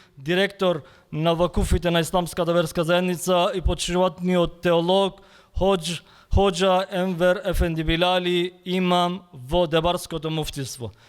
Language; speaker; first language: Macedonian; non-native, local second language; Albanian